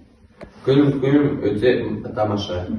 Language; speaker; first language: Kazakh; non-native, local second language; Russian